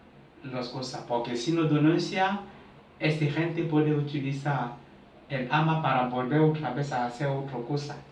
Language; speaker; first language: Spanish; non-native, learner; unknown